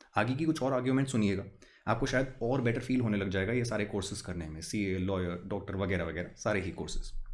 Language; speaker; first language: Hindi; native; Hindi